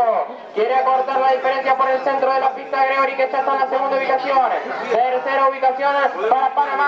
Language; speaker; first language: Spanish; native; Spanish